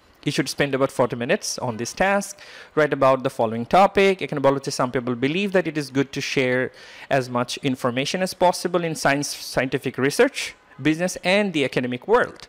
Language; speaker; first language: English; non-native, local second language; Bangla